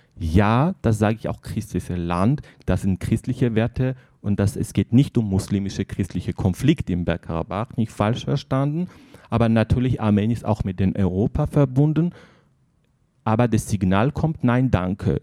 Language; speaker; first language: German; non-native, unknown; Armenian